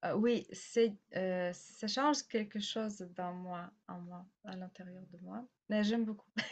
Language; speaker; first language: French; non-native, fluent; Russian